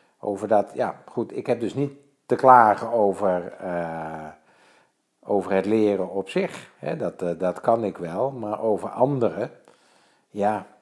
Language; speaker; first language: Dutch; native; Dutch